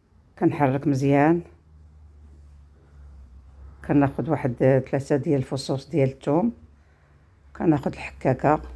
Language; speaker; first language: Arabic; native; Arabic